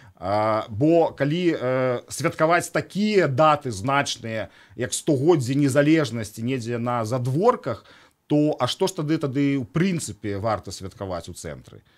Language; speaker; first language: Belarusian; native; Belarusian